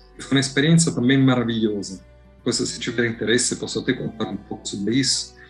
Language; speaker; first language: Portuguese; non-native, fluent; Italian